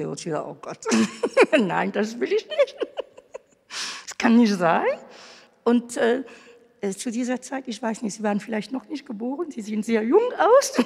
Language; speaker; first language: German; non-native, fluent; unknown